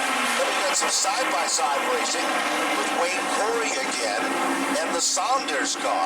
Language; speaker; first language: English; native; English